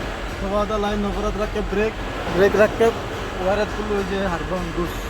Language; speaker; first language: Arabic; non-native, learner; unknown